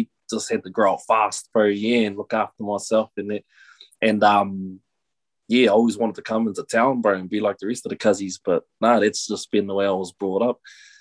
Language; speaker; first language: English; native; English